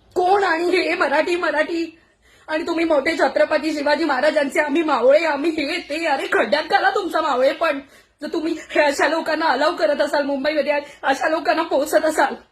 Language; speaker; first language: Marathi; native; Marathi